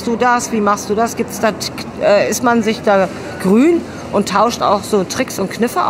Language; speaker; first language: German; native; German